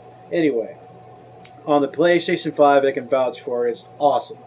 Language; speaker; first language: English; native; English